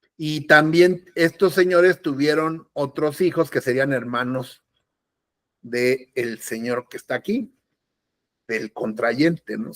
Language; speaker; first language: Spanish; native; Spanish